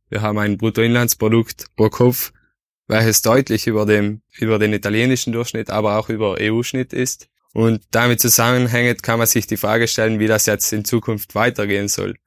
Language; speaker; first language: German; native; German